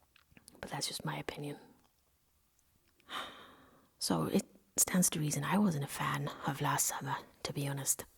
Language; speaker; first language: English; non-native, local second language; Welsh